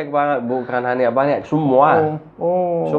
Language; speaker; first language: Indonesian; non-native, fluent; Arabic